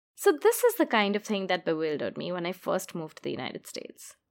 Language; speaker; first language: English; non-native, local second language; Hindi